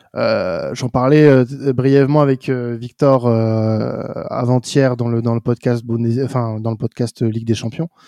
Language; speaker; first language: French; native; French